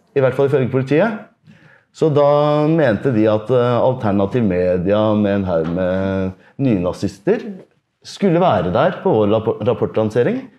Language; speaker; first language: Norwegian; early bilingual, other home language; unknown